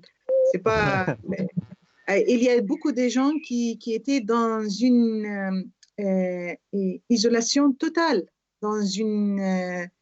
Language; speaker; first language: French; non-native, fluent; Arabic